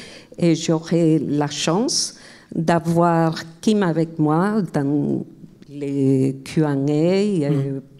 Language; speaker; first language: French; non-native, fluent; Spanish